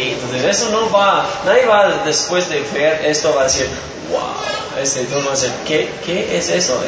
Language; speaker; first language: Spanish; non-native, fluent; English